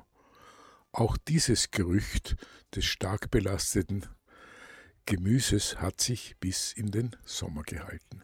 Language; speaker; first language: German; native; German